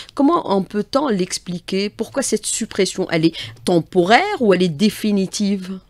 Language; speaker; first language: French; non-native, local second language; Arabic